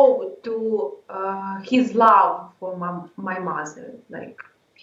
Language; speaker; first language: English; non-native, learner; Ukrainian